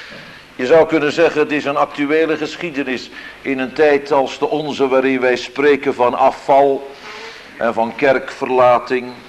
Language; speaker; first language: Dutch; native; Dutch